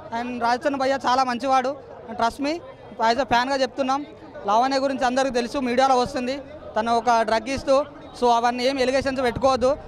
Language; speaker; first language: Telugu; native; Telugu